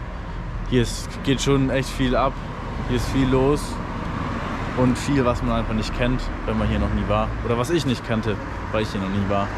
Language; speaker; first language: German; native; German